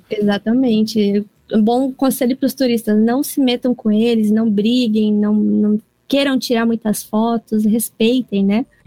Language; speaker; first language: Portuguese; early bilingual, heritage; Portuguese